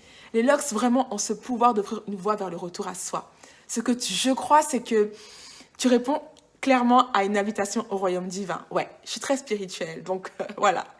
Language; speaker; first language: French; native; French